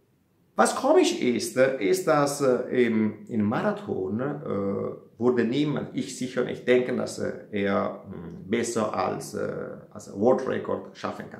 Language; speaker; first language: German; non-native, fluent; Italian